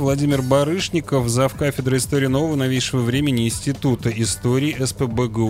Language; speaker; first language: Russian; native; Russian